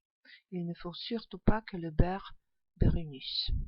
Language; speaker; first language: French; non-native, fluent; Polish